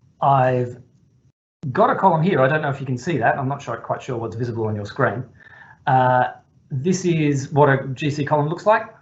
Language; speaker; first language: English; native; English